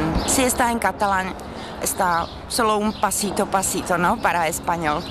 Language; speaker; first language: Spanish; non-native, fluent; Czech